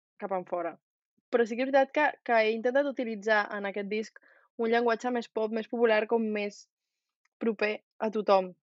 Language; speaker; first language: Catalan; native; Catalan